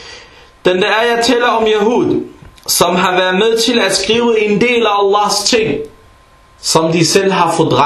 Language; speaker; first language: Danish; early bilingual, other home language; Arabic